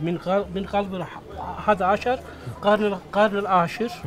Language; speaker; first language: Arabic; non-native, fluent; Turkish